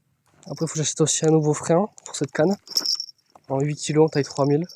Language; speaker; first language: French; native; French